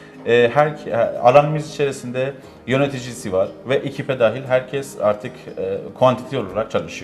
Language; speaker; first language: Turkish; non-native, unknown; Persian